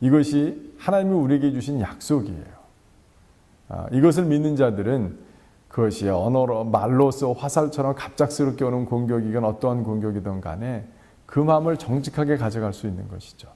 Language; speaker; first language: Korean; native; Korean